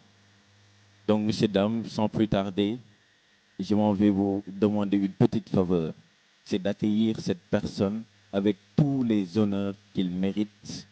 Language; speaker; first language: French; non-native, local second language; Wolof